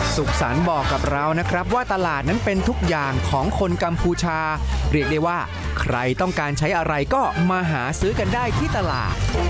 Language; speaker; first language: Thai; native; Thai